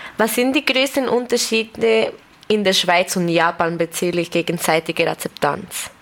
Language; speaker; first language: German; native; German